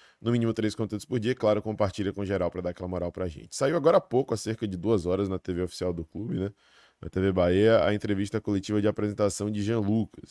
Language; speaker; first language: Portuguese; native; Portuguese